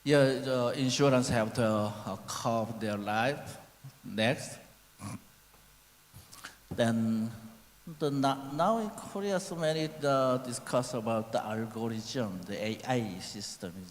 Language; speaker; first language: English; non-native, learner; Korean